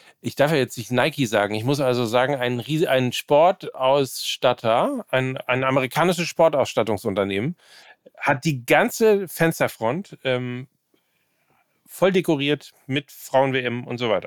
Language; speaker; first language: German; native; German